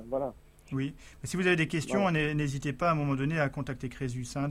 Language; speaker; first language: French; native; French